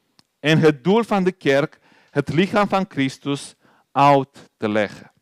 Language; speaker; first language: Dutch; non-native, learner; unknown